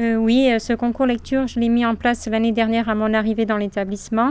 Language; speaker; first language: French; native; French